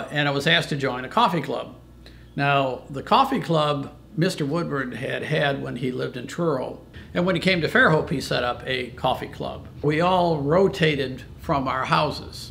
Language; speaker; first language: English; native; English